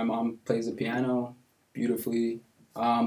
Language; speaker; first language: English; native; English